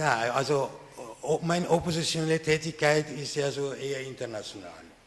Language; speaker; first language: German; non-native, fluent; Persian